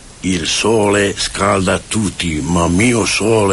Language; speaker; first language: Italian; non-native, fluent; Romany